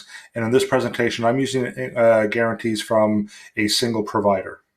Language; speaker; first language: English; native; English